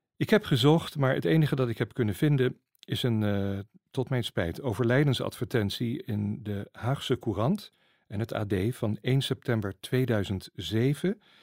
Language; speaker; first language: Dutch; native; Dutch